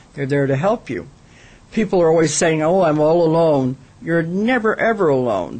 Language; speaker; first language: English; native; English